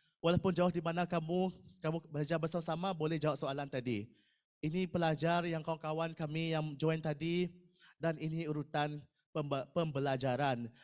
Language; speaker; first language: Malay; non-native, local second language; Iban